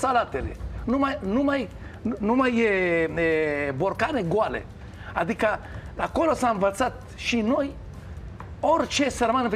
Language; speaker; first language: Romanian; non-native, learner; Hebrew